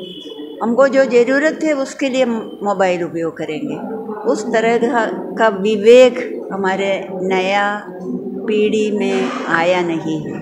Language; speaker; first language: Hindi; non-native, local second language; Malayalam